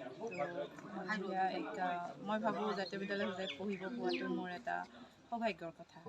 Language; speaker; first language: Assamese; non-native, local second language; Manipuri